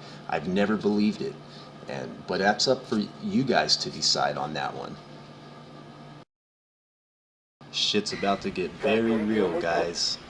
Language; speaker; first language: English; native; English